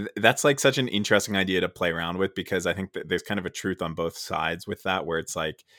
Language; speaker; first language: English; native; English